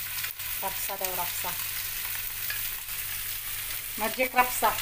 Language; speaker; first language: Filipino; non-native, local second language; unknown